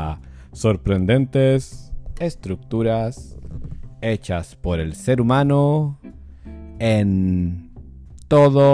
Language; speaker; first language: Spanish; native; Spanish